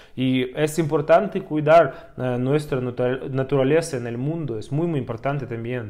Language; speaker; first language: Spanish; non-native, fluent; Russian